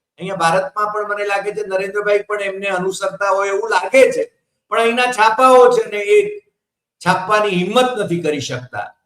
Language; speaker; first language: Gujarati; native; Gujarati